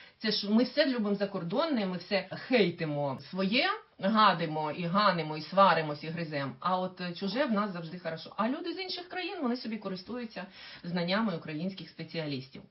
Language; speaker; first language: Ukrainian; non-native, local second language; Russian